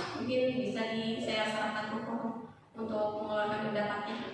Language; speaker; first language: Indonesian; native; Indonesian